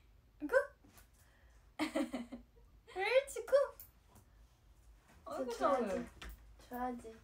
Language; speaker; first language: Korean; non-native, fluent; Chinese